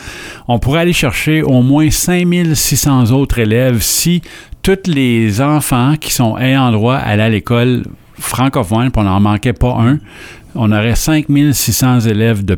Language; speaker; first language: French; native; French